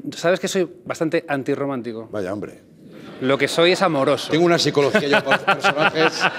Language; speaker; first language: Spanish; native; Spanish